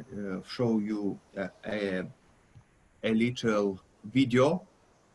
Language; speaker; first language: English; non-native, learner; Russian